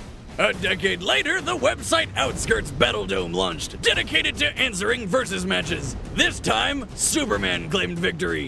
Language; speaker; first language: English; native; English